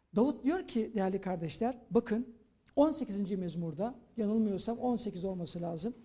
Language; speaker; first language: Turkish; native; Turkish